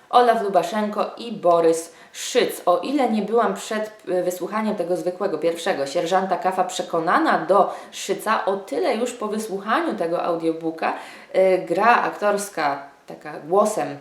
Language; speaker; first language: Polish; native; Polish